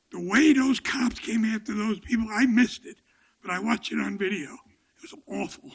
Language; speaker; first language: English; native; English